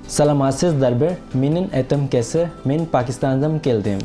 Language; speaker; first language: Kyrgyz; non-native, learner; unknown